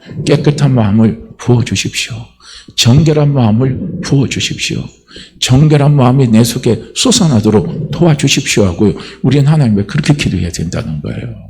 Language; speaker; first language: Korean; native; Korean